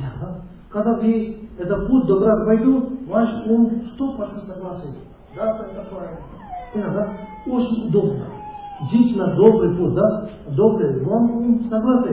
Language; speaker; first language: Russian; non-native, learner; Tibetan